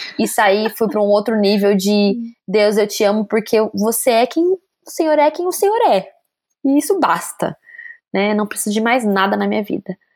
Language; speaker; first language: Portuguese; native; Portuguese